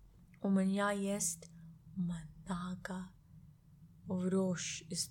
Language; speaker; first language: Russian; non-native, learner; English